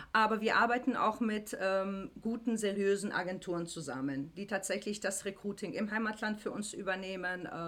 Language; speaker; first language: German; native; German